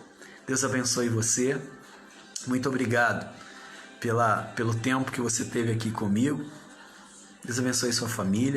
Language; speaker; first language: Portuguese; native; Portuguese